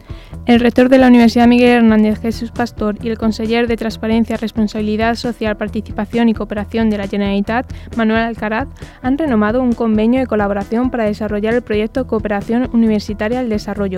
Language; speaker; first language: Spanish; native; Spanish